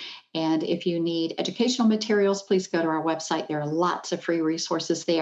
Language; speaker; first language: English; native; English